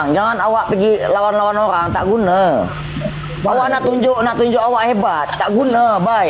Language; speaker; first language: Malay; native; Malay